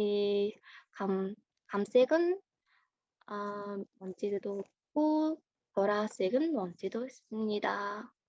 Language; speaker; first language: Korean; non-native, learner; Mongolian